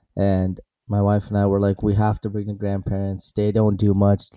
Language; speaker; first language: English; early bilingual, other home language; Assyrian Neo-Aramaic